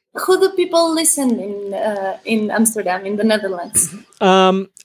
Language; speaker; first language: English; non-native, fluent; Spanish